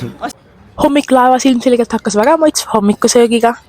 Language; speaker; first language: Estonian; native; Estonian